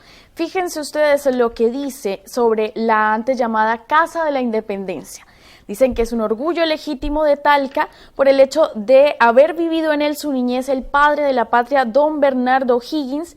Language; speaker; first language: Spanish; native; Spanish